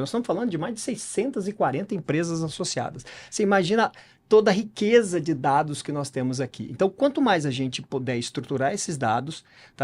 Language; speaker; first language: Portuguese; native; Portuguese